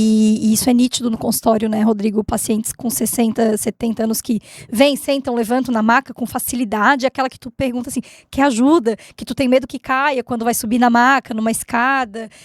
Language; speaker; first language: Portuguese; native; Portuguese